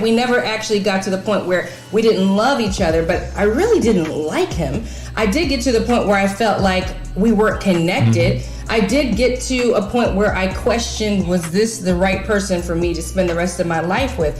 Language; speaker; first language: English; native; English